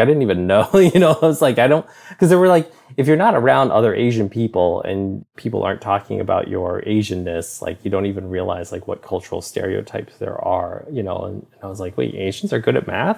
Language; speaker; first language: English; native; English